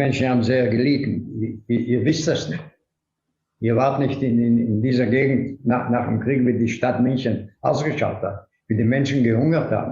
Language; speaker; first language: German; non-native, fluent; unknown